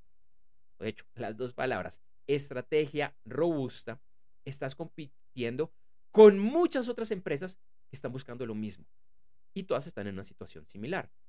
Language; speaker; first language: Spanish; native; Spanish